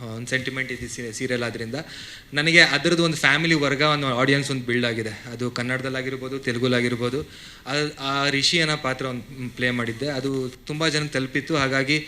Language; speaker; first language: Kannada; native; Kannada